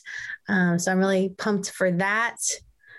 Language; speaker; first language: English; native; English